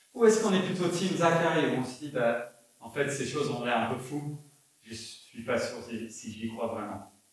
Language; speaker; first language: French; non-native, fluent; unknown